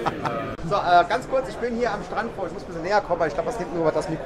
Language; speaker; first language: German; native; German